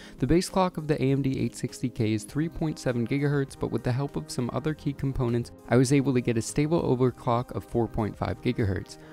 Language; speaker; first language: English; native; English